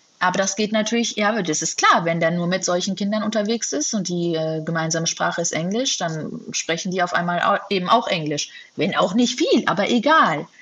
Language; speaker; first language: German; native; German